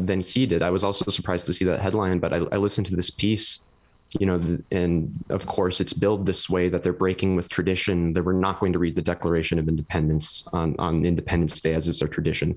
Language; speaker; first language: English; native; English